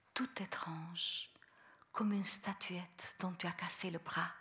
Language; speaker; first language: French; non-native, fluent; Albanian